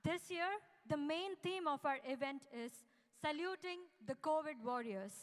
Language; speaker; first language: English; non-native, local second language; Malayalam